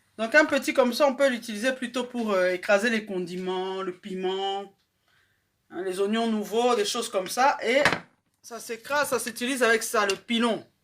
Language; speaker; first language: French; non-native, local second language; Lingala